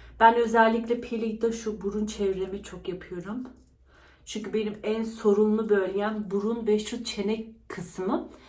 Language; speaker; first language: Turkish; early bilingual, heritage; Turkish